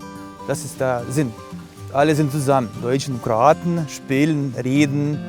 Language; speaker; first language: German; non-native, fluent; Croatian